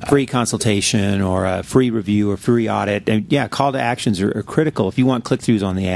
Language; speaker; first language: English; native; English